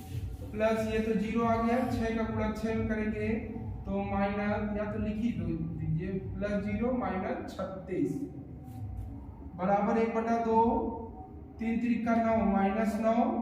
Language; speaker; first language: Hindi; native; Hindi